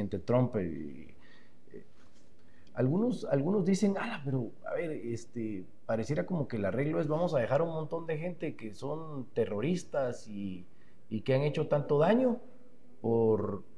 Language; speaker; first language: Spanish; native; Spanish